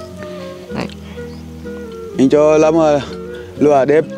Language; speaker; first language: Vietnamese; non-native, learner; Portuguese